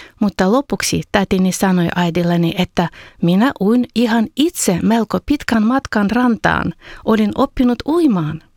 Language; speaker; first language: Finnish; non-native, fluent; Ukrainian